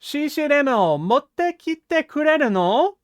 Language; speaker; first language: Japanese; non-native, fluent; English